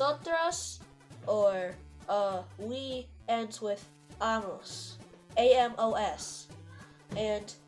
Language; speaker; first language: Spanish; non-native, learner; English